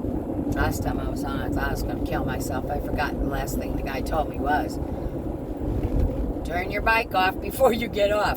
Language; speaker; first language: English; native; English